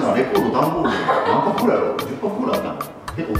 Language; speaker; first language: Japanese; native; Japanese